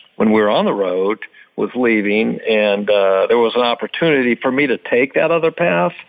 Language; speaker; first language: English; native; English